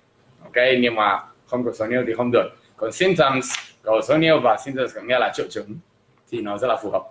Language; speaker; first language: Vietnamese; non-native, fluent; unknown